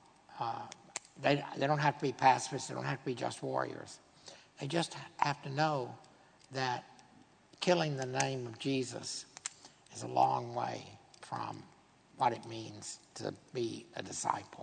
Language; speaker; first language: English; native; English